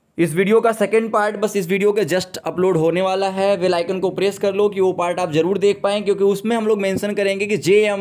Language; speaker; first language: Hindi; native; Hindi